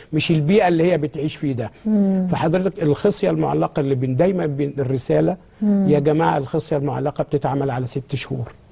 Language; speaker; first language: Egyptian Arabic; native; Egyptian Arabic